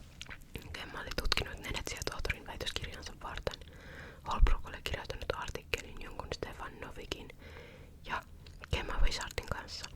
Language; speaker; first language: Finnish; native; Finnish